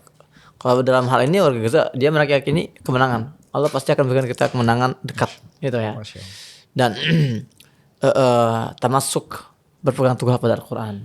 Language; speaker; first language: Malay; non-native, fluent; Arabic